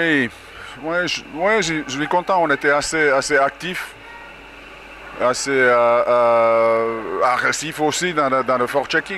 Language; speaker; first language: French; non-native, fluent; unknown